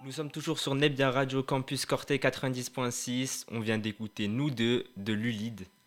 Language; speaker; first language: French; native; French